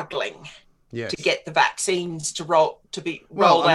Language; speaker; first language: English; native; English